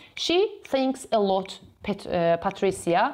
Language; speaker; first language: English; non-native, fluent; Azerbaijani